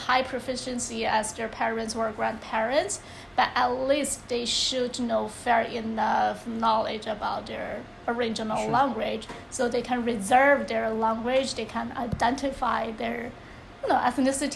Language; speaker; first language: English; non-native, fluent; Chinese